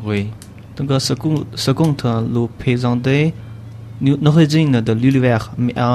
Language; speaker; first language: French; non-native, learner; Chinese